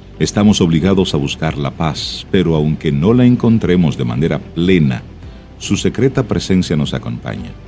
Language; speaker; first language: Spanish; native; Spanish